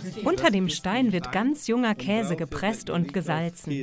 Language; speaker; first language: German; native; German